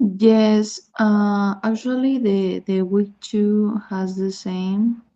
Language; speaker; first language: English; non-native, learner; Spanish